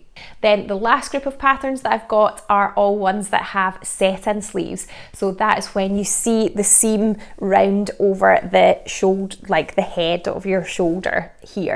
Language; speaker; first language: English; native; English